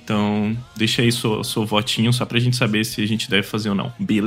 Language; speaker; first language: Portuguese; native; Portuguese